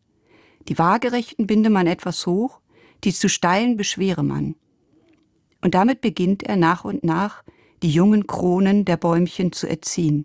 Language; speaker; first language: German; native; German